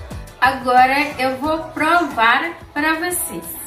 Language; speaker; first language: Portuguese; non-native, fluent; Haitian Creole